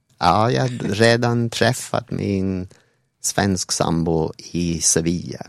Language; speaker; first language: Swedish; non-native, fluent; English